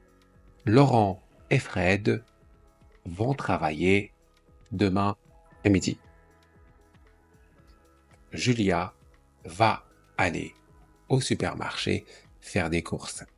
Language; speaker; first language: French; non-native, fluent; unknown